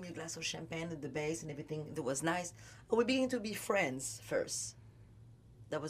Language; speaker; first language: English; non-native, learner; French